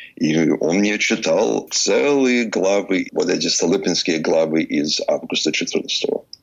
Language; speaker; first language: Russian; early bilingual, heritage; Russian